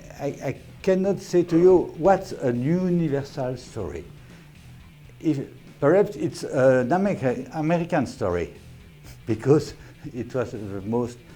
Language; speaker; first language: English; non-native, learner; French